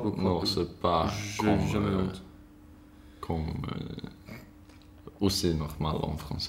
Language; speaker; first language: French; non-native, learner; Swedish